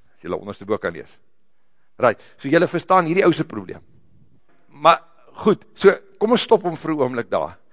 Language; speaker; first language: Afrikaans; native; Afrikaans